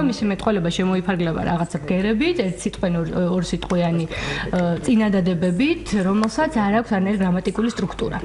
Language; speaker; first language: Georgian; native; Georgian